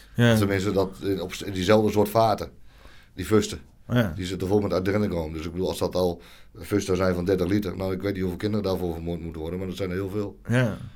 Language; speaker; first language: Dutch; native; Dutch